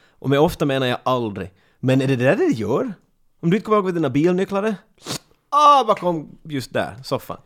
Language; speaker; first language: Swedish; native; Swedish